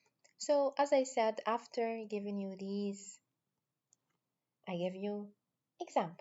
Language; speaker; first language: English; non-native, fluent; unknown